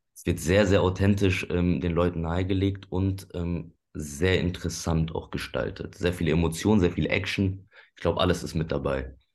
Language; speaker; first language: German; early bilingual, other home language; Persian